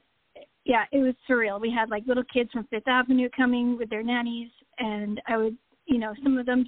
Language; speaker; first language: English; native; English